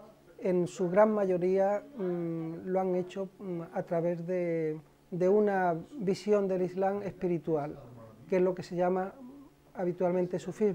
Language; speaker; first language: Spanish; native; Spanish